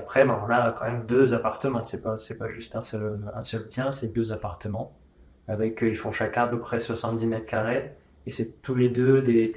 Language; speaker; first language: French; native; French